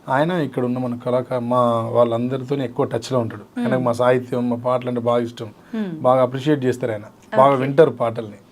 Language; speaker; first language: Telugu; native; Telugu